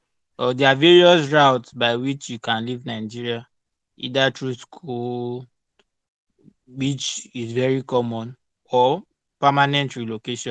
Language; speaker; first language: English; non-native, local second language; Yoruba